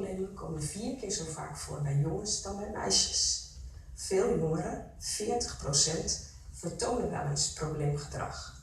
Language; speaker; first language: Dutch; native; Dutch